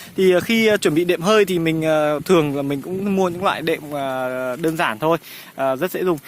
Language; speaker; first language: Vietnamese; native; Vietnamese